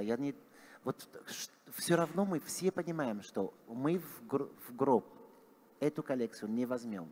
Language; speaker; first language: Russian; non-native, fluent; French